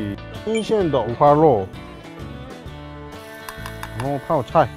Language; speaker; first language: Chinese; non-native, fluent; Korean